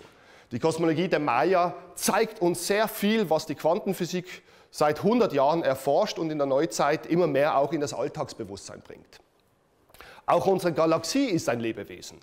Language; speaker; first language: German; native; German